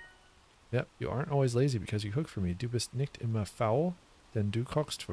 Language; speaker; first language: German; non-native, learner; English